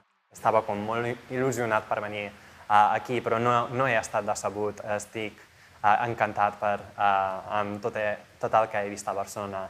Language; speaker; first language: Catalan; non-native, fluent; English